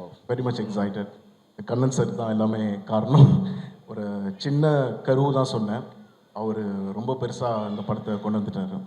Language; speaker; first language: Tamil; native; Tamil